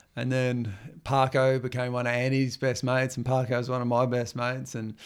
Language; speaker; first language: English; native; English